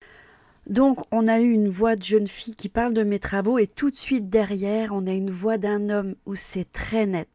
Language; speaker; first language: French; native; French